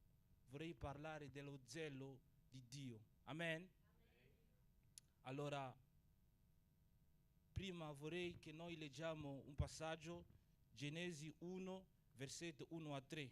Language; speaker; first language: Italian; non-native, fluent; Portuguese